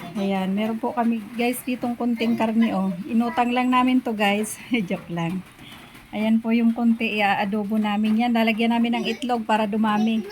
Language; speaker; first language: Filipino; non-native, local second language; Bikol